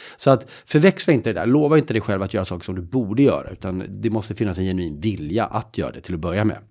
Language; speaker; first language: Swedish; native; Swedish